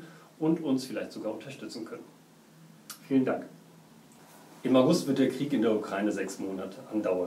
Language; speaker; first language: German; native; German